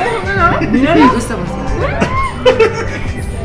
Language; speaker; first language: Spanish; non-native, fluent; Japanese